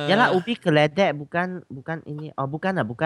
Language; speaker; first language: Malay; non-native, local second language; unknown